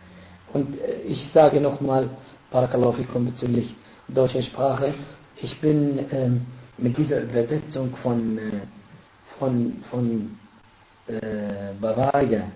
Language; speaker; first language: German; non-native, fluent; Arabic